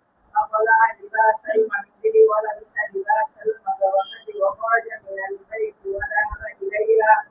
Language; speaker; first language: Arabic; non-native, learner; Bangla